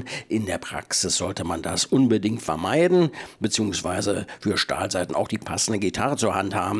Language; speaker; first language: German; native; German